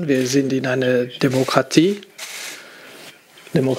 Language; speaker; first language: German; non-native, fluent; French